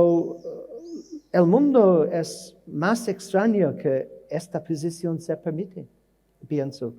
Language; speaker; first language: Spanish; non-native, learner; English